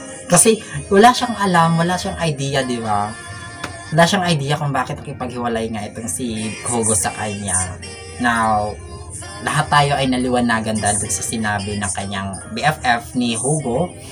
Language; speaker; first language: Filipino; native; Filipino